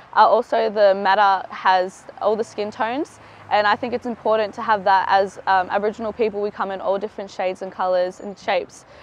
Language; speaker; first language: English; native; English